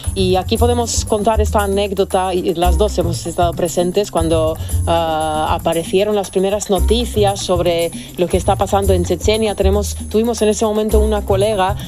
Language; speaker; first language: Spanish; non-native, fluent; Serbian